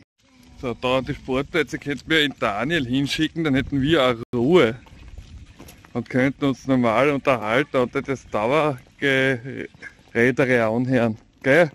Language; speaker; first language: German; native; German